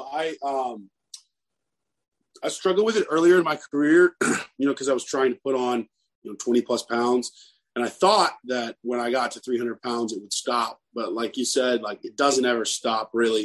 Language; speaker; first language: English; native; English